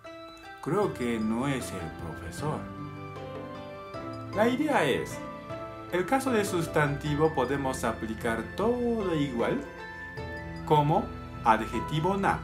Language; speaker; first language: Spanish; non-native, fluent; Japanese